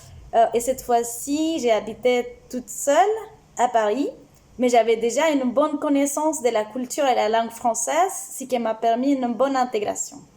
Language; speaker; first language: French; non-native, fluent; Spanish